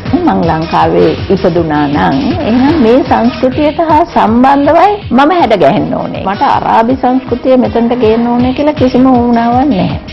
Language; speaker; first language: Sinhala; non-native, local second language; Tamil